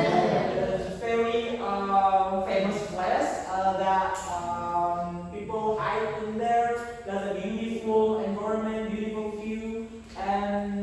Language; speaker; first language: English; non-native, learner; Indonesian